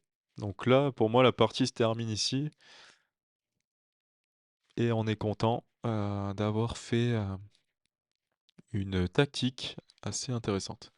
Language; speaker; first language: French; native; French